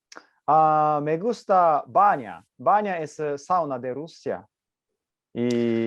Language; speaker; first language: Spanish; non-native, learner; Japanese